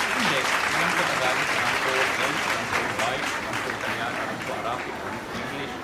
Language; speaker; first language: Filipino; non-native, learner; Arabic